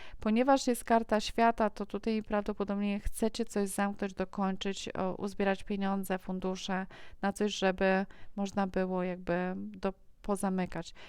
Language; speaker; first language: Polish; native; Polish